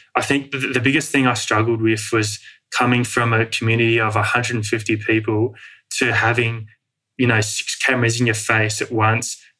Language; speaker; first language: English; native; English